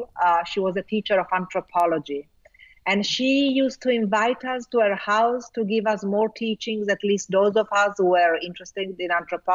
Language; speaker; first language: English; non-native, fluent; Italian